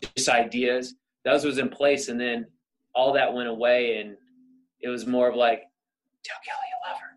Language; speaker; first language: English; native; English